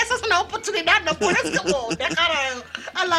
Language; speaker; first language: Spanish; non-native, fluent; English